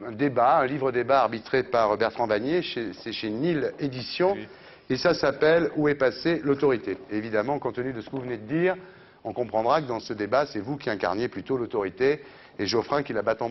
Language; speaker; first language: French; native; French